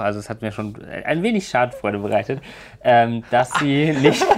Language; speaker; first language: German; native; German